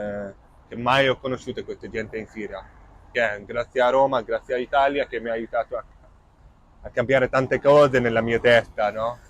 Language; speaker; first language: Italian; non-native, fluent; Arabic